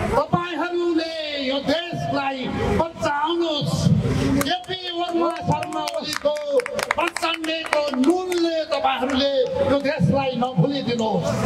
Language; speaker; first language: Nepali; native; Nepali